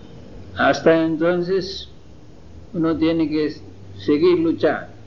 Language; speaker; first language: Spanish; non-native, fluent; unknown